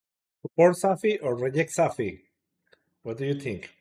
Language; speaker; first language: English; non-native, fluent; Spanish